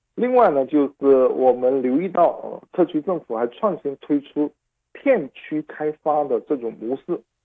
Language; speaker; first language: Chinese; non-native, local second language; Cantonese